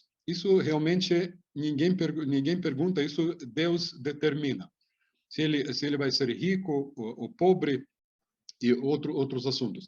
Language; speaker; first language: Portuguese; non-native, fluent; Hebrew